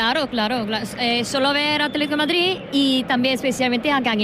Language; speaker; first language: Spanish; non-native, learner; Korean